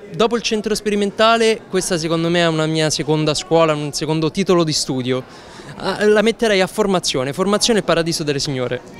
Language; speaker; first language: Italian; native; Italian